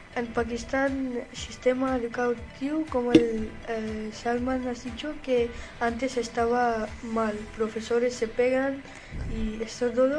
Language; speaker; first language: Spanish; non-native, learner; Urdu